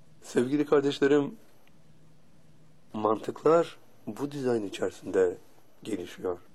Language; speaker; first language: Turkish; native; Turkish